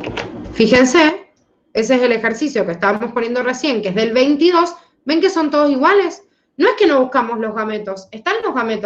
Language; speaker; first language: Spanish; native; Spanish